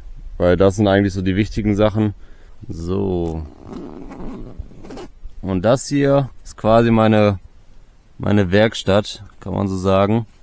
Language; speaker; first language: German; native; German